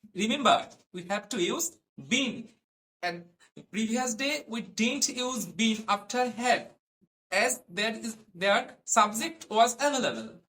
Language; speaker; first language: English; non-native, local second language; Bangla